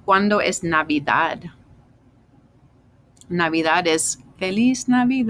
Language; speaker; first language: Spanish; non-native, fluent; English